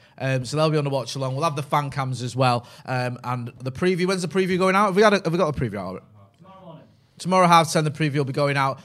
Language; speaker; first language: English; native; English